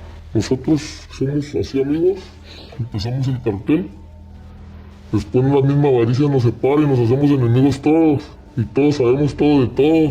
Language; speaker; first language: Spanish; native; Spanish